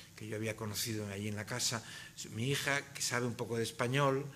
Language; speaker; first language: Spanish; native; Spanish